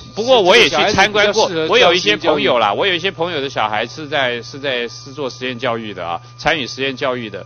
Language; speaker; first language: Chinese; native; Chinese